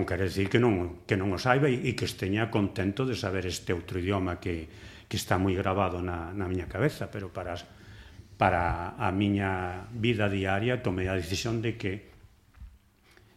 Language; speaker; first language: Galician; non-native, local second language; Spanish